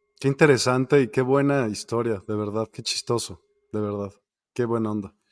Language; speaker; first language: Spanish; native; Spanish